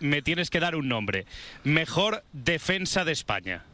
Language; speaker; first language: Spanish; native; Spanish